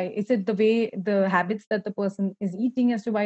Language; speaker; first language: English; non-native, local second language; Malayalam